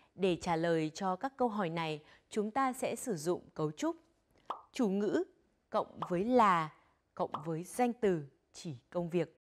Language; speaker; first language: Vietnamese; native; Vietnamese